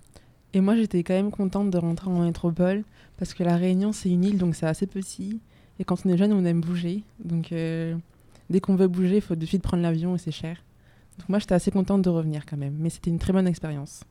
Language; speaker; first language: French; native; French